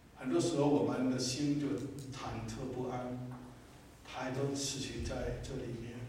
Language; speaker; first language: Chinese; non-native, local second language; Cantonese